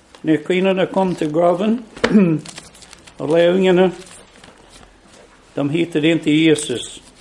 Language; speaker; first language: Swedish; non-native, fluent; English